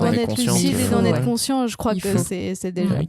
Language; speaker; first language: French; native; French